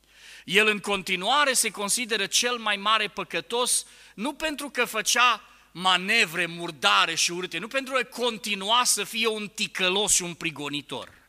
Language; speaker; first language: Romanian; native; Romanian